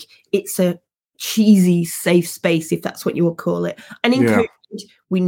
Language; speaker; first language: English; native; English